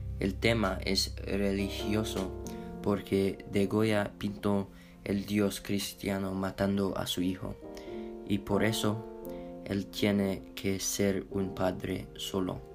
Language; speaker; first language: Spanish; non-native, learner; English